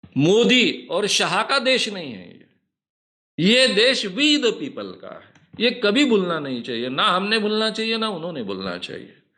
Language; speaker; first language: Hindi; non-native, local second language; Marathi